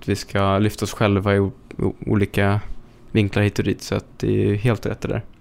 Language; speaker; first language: Swedish; native; Swedish